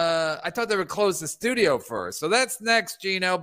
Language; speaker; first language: English; native; English